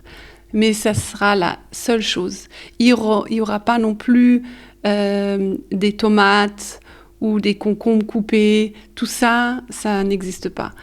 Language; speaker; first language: French; early bilingual, heritage; French